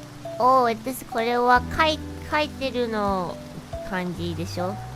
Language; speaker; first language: Japanese; non-native, learner; Chinese